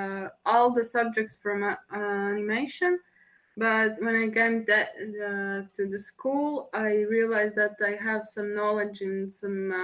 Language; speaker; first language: English; non-native, fluent; Latvian